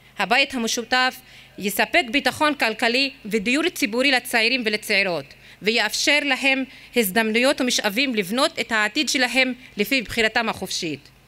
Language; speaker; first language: Hebrew; non-native, local second language; Arabic